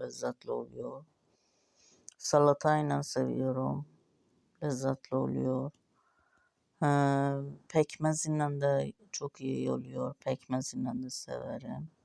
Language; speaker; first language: Turkish; non-native, learner; Azerbaijani